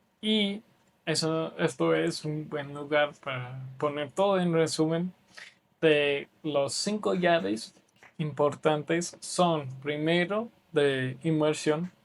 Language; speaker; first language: Spanish; non-native, fluent; English